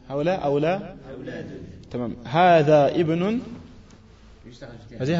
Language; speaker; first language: Arabic; non-native, fluent; French